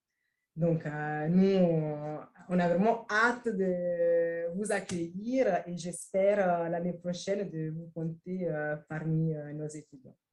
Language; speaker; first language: French; non-native, fluent; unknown